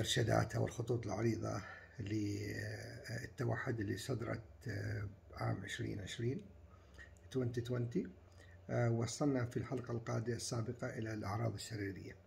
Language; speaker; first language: Arabic; native; Arabic